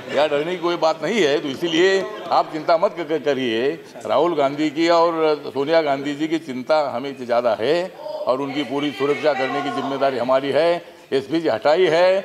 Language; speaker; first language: Hindi; non-native, local second language; Marathi